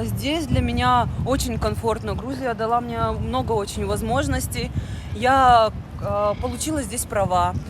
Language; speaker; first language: Russian; native; Russian